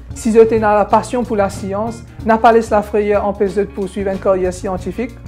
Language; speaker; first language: French; non-native, local second language; Morisyen